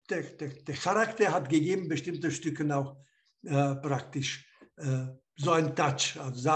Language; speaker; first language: German; non-native, fluent; Slovak